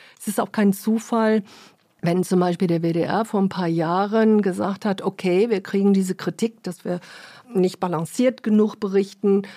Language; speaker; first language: German; early bilingual, other home language; English